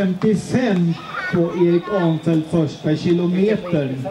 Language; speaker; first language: Swedish; native; Swedish